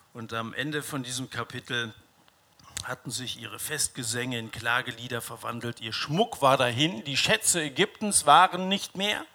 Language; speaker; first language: German; native; German